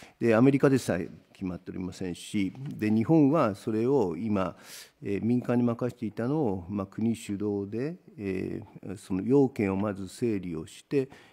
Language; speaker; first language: Japanese; native; Japanese